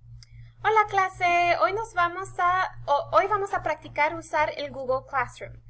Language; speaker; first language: Spanish; non-native, fluent; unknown